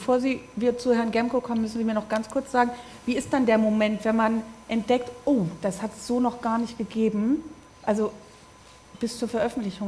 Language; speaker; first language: German; native; German